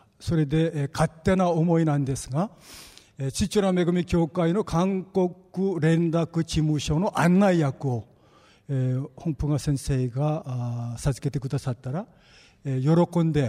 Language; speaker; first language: Japanese; non-native, fluent; Korean